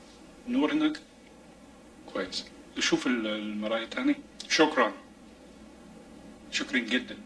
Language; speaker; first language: Arabic; non-native, fluent; English